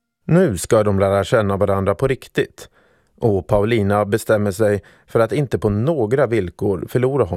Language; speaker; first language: Swedish; native; Swedish